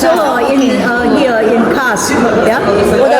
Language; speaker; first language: German; non-native, learner; Korean